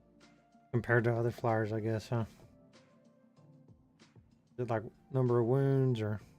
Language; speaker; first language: English; native; English